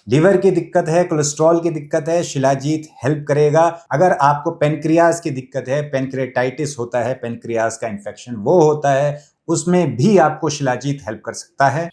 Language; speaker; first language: Hindi; native; Hindi